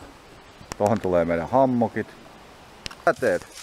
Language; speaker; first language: Finnish; native; Finnish